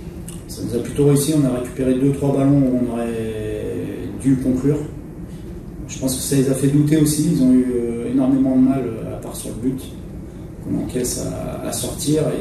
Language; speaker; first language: French; native; French